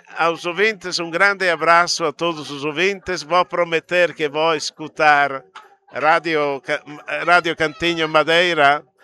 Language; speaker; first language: Portuguese; non-native, fluent; Italian